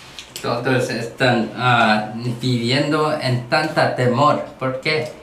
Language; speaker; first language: Spanish; non-native, learner; Korean